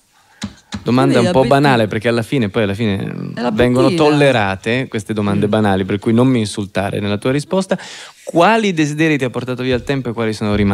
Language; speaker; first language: Italian; native; Italian